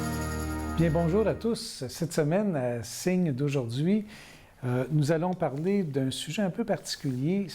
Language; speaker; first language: French; native; French